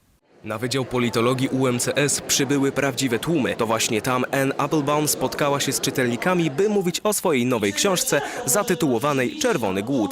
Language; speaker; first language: Polish; native; Polish